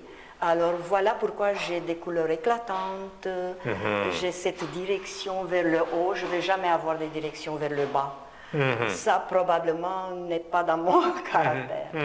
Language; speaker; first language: French; non-native, fluent; Romanian